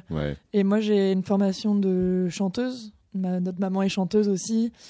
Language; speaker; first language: French; native; French